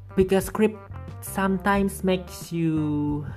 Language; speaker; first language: English; non-native, fluent; Indonesian